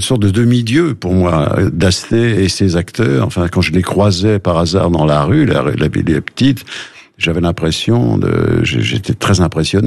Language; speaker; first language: French; native; French